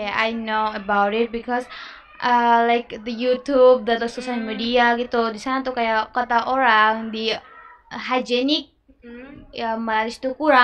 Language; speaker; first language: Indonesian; early bilingual, other home language; Bangla